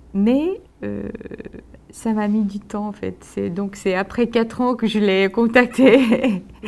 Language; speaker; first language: French; non-native, fluent; Korean